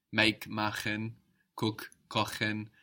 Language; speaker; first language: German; non-native, fluent; English